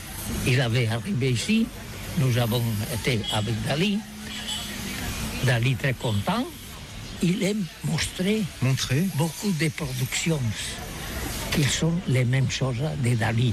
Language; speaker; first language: French; non-native, learner; Catalan